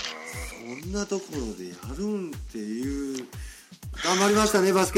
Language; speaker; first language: Japanese; native; Japanese